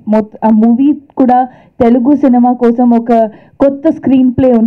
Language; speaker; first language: Telugu; non-native, fluent; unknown